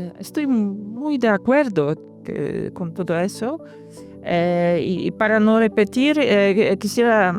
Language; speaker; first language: Spanish; non-native, fluent; Polish